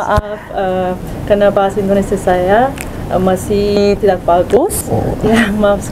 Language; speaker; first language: Indonesian; non-native, learner; Turkish